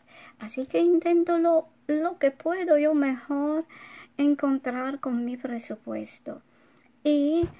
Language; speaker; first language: Spanish; non-native, fluent; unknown